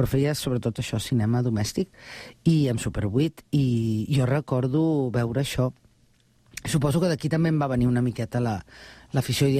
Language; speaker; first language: Catalan; native; Catalan